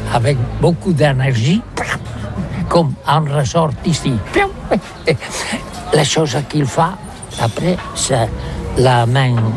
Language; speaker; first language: French; non-native, learner; Catalan